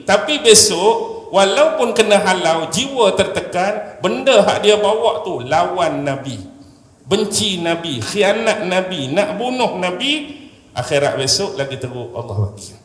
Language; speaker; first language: Malay; native; Malay